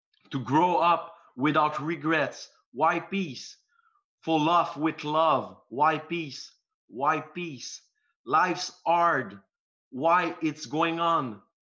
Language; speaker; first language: English; non-native, fluent; French